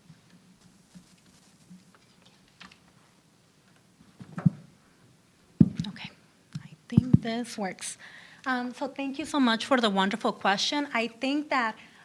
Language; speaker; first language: English; early bilingual, other home language; Spanish